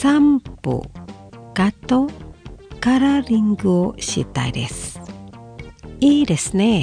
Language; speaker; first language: Japanese; non-native, fluent; Indonesian